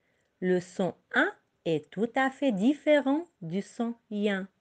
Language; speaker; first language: French; non-native, local second language; Arabic